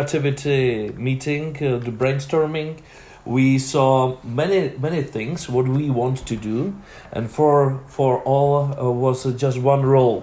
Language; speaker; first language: English; non-native, learner; Czech